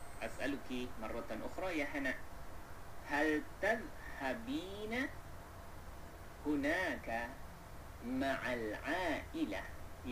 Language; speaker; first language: Arabic; non-native, fluent; Malay